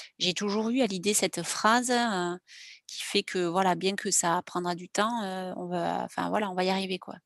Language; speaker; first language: French; native; French